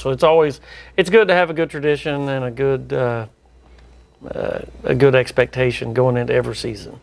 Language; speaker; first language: English; native; English